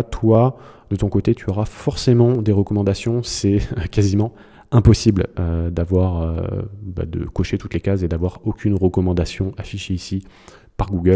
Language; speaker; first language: French; native; French